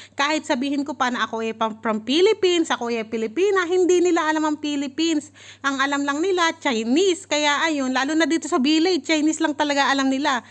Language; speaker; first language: Filipino; native; Filipino